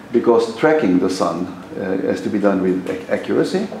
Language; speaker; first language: English; non-native, fluent; Portuguese